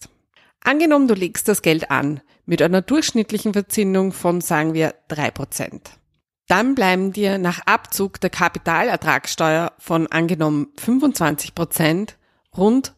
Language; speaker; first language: German; native; German